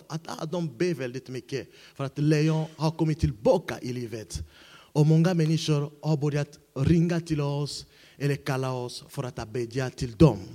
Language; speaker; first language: Swedish; non-native, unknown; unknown